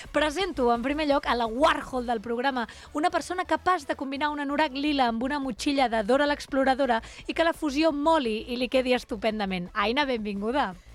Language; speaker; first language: Catalan; native; Catalan